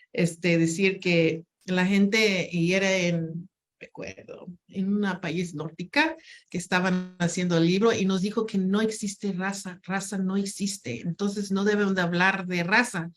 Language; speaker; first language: Spanish; non-native, fluent; English